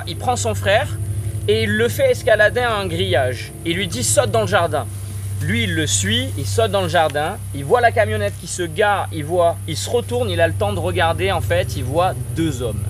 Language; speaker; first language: French; native; French